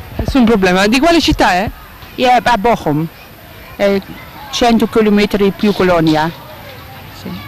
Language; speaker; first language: Italian; non-native, learner; German